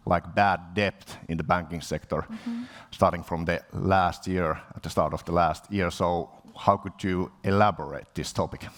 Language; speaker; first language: English; non-native, fluent; Finnish